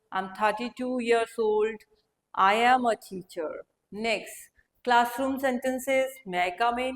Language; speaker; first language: English; non-native, local second language; Hindi